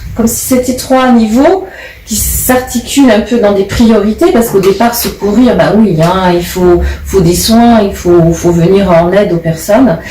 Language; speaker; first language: French; native; French